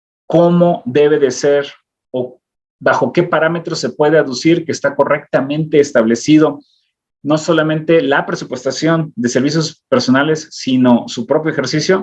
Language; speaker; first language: Spanish; native; Spanish